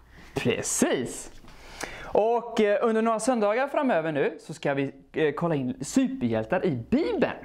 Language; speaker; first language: Swedish; native; Swedish